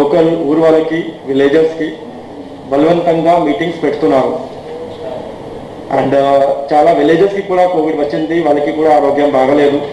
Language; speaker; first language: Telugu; non-native, learner; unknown